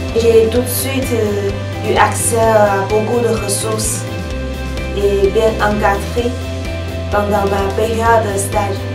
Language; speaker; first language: French; non-native, fluent; Chinese